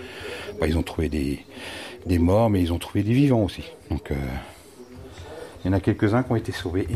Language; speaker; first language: French; native; French